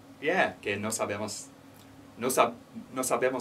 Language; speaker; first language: Spanish; non-native, learner; English